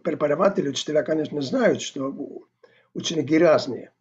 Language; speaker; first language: Russian; non-native, fluent; Finnish